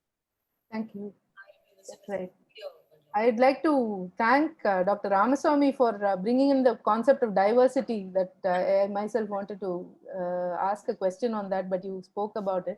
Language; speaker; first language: English; non-native, local second language; Tamil